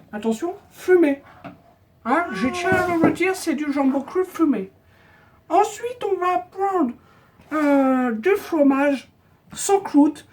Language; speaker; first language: French; native; French